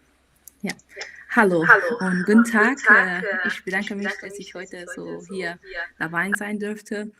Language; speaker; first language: German; non-native, fluent; Persian